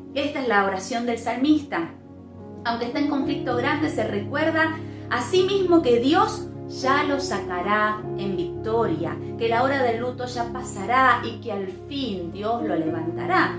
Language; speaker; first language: Spanish; native; Spanish